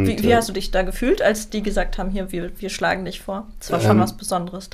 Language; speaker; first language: German; native; German